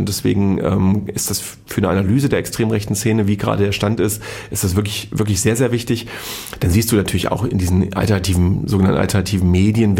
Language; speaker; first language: German; native; German